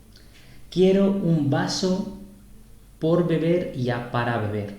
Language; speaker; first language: Spanish; non-native, fluent; Urdu